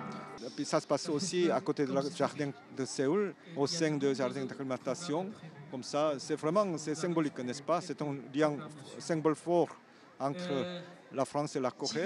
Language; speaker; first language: French; non-native, fluent; Korean